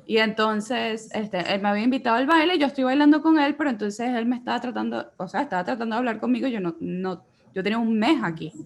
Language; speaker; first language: Spanish; native; Spanish